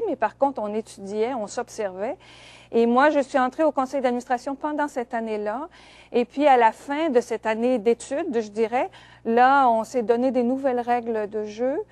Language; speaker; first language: French; native; French